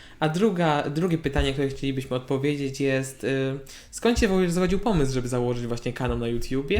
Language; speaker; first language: Polish; native; Polish